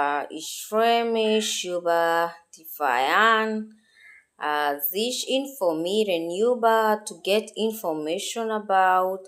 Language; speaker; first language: German; non-native, learner; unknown